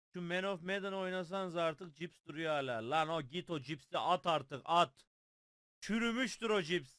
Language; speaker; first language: Turkish; native; Turkish